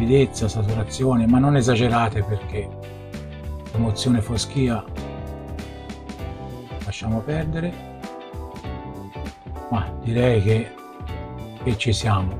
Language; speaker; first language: Italian; native; Italian